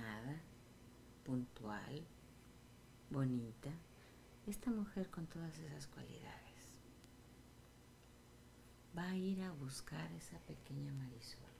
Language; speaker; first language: Spanish; native; Spanish